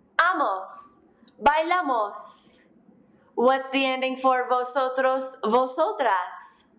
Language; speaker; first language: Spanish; non-native, fluent; English